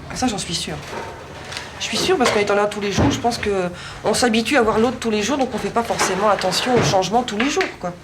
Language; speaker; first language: French; native; French